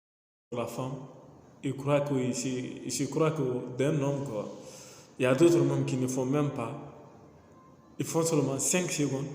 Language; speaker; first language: French; non-native, local second language; Mandingo